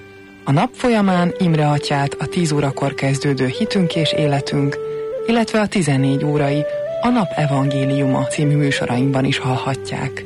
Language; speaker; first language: Hungarian; native; Hungarian